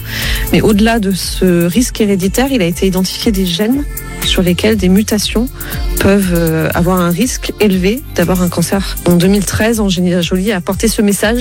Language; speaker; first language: French; native; French